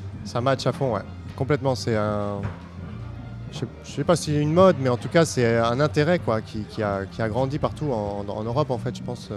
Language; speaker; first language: French; native; French